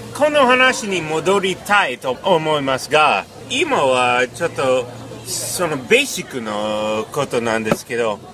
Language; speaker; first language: Japanese; non-native, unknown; English